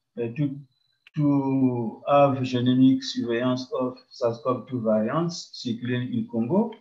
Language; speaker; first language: English; non-native, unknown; French